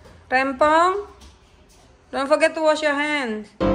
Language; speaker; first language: English; non-native, fluent; Indonesian